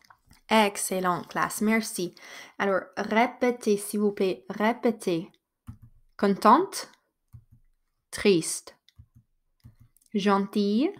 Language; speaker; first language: French; non-native, fluent; English